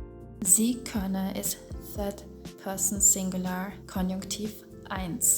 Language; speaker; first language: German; non-native, fluent; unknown